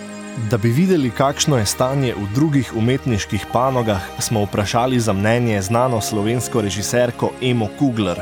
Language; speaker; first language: Slovenian; native; Slovenian